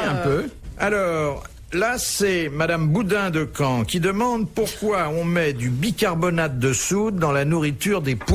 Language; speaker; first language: French; native; French